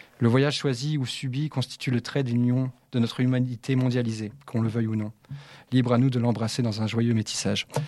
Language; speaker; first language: French; native; French